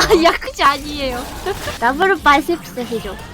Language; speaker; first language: Korean; non-native, learner; Japanese